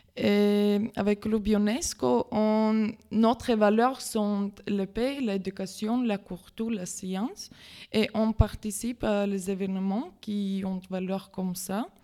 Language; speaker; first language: French; non-native, learner; Latvian